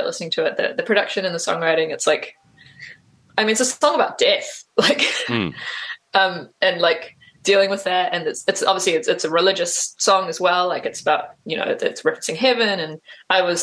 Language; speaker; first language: English; native; English